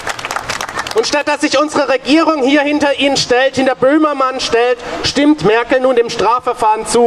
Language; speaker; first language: German; native; German